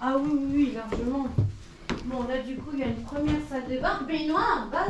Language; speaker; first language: French; native; French